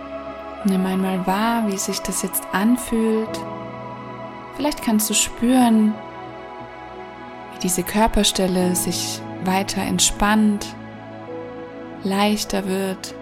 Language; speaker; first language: German; native; German